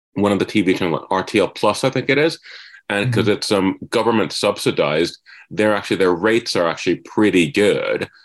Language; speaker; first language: English; non-native, fluent; Finnish